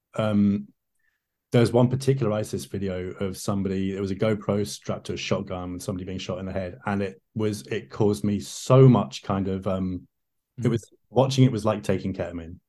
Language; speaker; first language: English; native; English